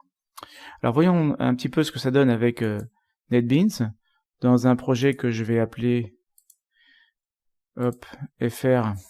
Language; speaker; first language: French; native; French